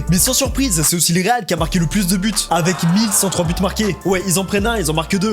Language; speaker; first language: French; native; French